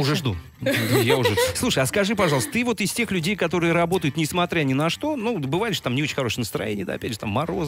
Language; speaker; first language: Russian; native; Russian